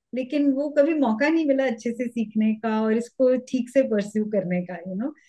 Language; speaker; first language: Hindi; native; Hindi